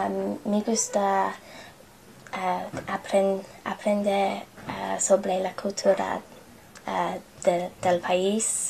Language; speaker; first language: Spanish; non-native, learner; English